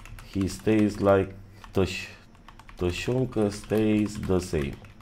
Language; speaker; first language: English; non-native, learner; Romanian